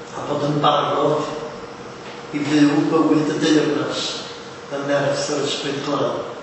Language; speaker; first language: Welsh; native; Welsh